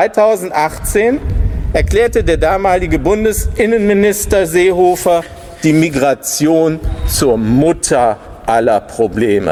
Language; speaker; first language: German; native; German